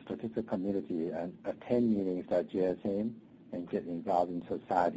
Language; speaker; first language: English; non-native, local second language; Cantonese